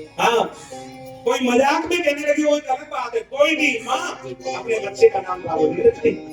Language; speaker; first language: Hindi; native; Hindi